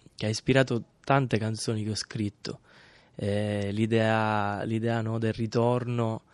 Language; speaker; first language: Italian; native; Italian